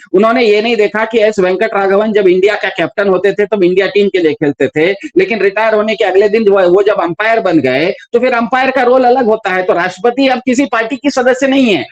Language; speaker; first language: Hindi; non-native, local second language; Kannada